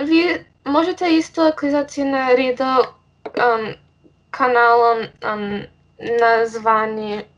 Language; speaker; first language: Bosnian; early bilingual, heritage; English